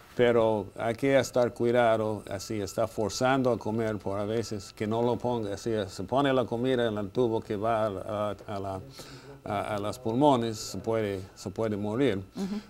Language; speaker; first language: Spanish; non-native, fluent; English